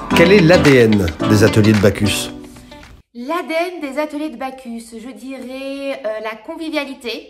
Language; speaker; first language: French; native; French